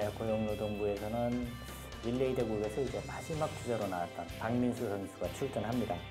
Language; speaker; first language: Korean; native; Korean